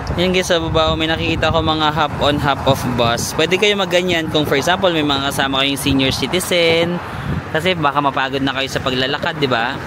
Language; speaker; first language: Filipino; non-native, local second language; Cebuano